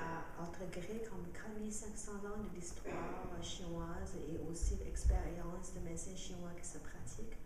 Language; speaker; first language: French; non-native, fluent; Chinese